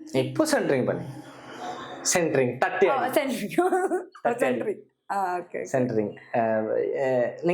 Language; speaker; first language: Malayalam; non-native, local second language; Bangla